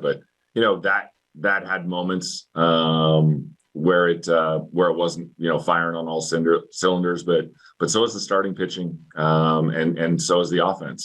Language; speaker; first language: English; native; English